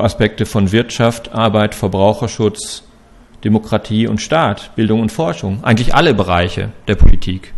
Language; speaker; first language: German; native; German